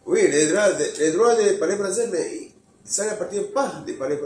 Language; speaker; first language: French; non-native, learner; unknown